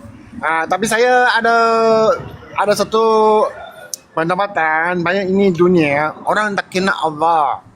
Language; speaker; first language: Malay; non-native, local second language; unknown